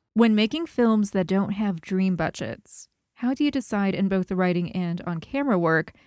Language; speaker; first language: English; native; English